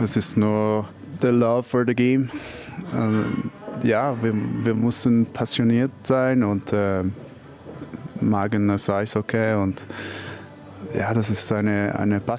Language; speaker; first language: German; non-native, local second language; French